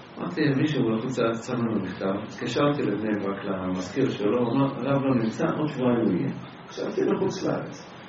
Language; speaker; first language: Hebrew; native; Hebrew